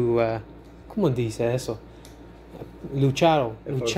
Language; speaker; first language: Spanish; non-native, learner; English